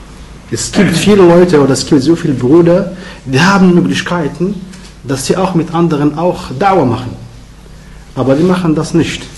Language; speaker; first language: German; non-native, learner; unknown